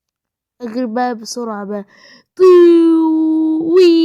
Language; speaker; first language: Arabic; native; Arabic